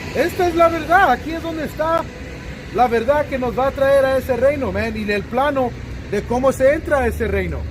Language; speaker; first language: Spanish; early bilingual, other home language; English